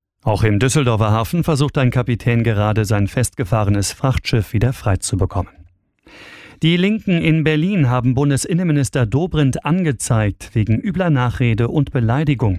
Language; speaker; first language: German; native; German